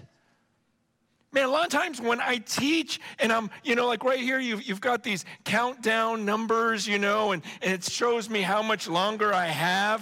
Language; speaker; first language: English; native; English